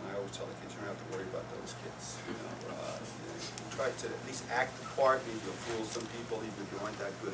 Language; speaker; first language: English; native; English